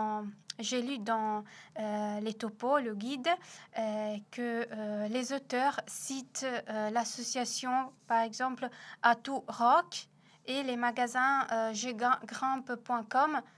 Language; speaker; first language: French; non-native, fluent; Italian